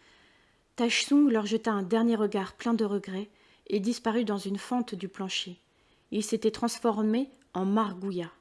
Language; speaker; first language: French; native; French